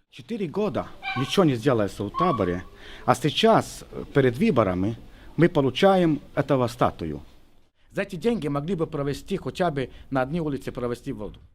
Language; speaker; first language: Russian; non-native, local second language; Romany